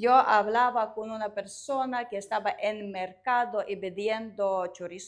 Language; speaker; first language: Spanish; non-native, learner; Russian